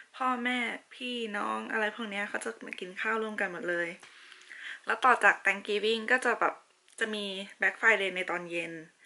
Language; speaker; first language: Thai; native; Thai